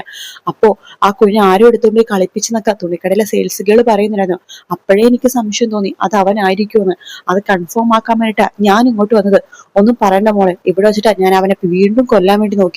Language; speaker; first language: Malayalam; native; Malayalam